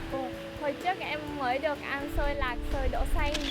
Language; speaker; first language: Vietnamese; non-native, learner; Japanese